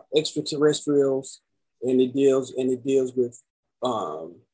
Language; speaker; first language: English; native; English